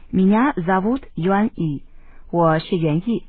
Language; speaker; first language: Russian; non-native, fluent; Chinese